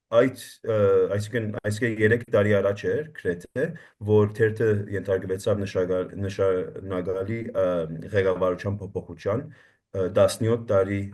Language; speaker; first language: Armenian; early bilingual, heritage; Armenian